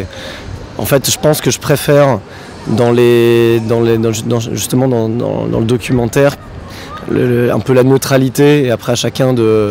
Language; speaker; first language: French; native; French